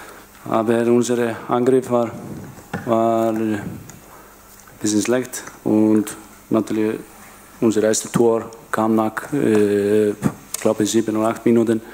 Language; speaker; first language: German; non-native, fluent; Icelandic